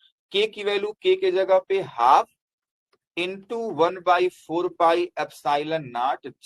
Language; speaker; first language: Hindi; native; Hindi